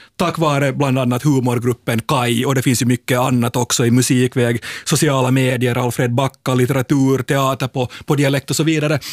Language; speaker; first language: Swedish; native; Swedish